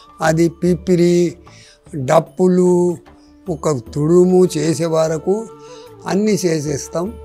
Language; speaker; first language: Telugu; non-native, local second language; Gondi